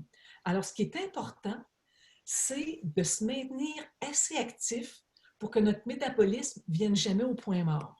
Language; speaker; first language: French; native; French